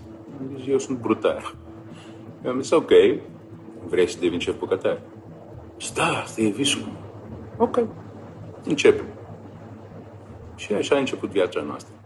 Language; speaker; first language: Romanian; non-native, learner; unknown